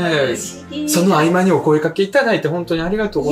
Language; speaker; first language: Japanese; early bilingual, other home language; Russian